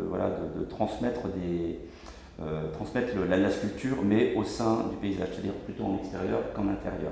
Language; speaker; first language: French; native; French